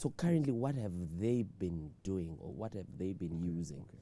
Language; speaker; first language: English; non-native, local second language; Shona